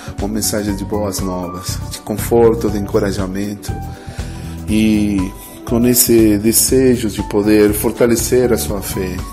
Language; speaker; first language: Portuguese; non-native, fluent; Spanish